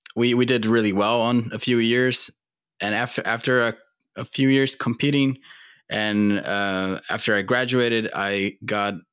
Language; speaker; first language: English; non-native, fluent; Portuguese